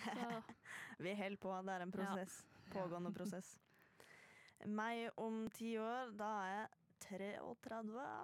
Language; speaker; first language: Norwegian; native; Norwegian